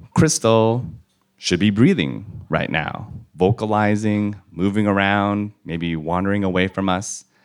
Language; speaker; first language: English; native; English